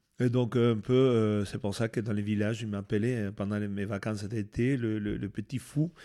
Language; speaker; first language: French; non-native, fluent; Spanish